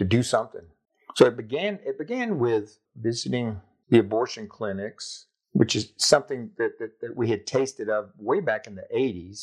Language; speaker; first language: English; native; English